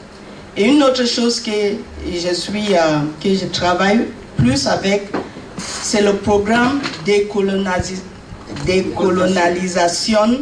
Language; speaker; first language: French; non-native, learner; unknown